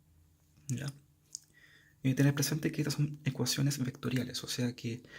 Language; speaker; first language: Spanish; native; Spanish